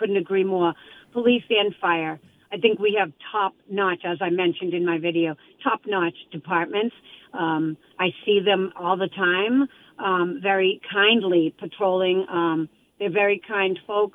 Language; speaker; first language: English; native; English